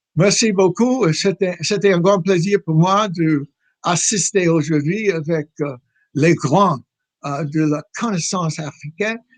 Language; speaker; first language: French; non-native, fluent; English